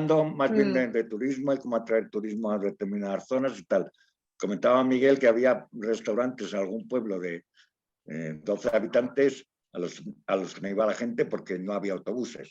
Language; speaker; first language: Spanish; native; Spanish